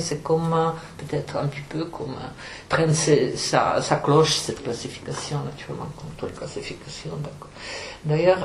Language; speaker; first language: French; non-native, fluent; Czech